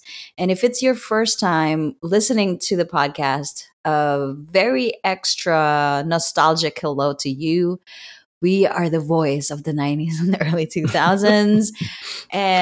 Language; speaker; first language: English; non-native, local second language; Filipino